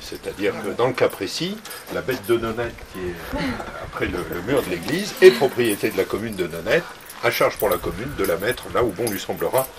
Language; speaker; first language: French; native; French